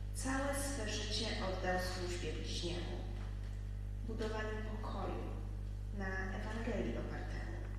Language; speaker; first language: Polish; native; Polish